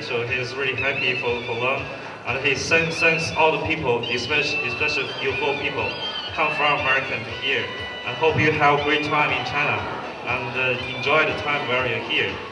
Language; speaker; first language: English; non-native, learner; Chinese